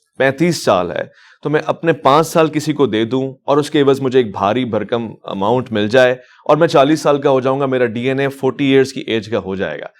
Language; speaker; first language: Urdu; native; Urdu